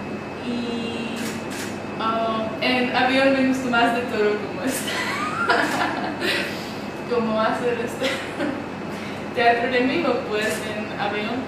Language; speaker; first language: Spanish; non-native, learner; Czech